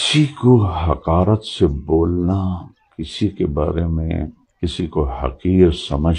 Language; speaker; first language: Urdu; native; Urdu